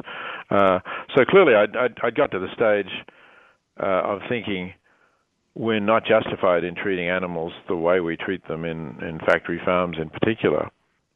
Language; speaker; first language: English; native; English